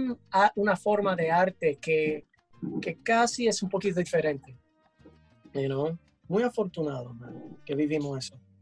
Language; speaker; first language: Spanish; early bilingual, heritage; English